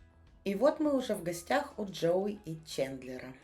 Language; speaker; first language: Russian; native; Russian